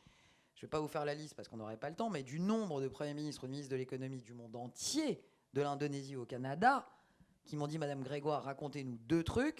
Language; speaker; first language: French; native; French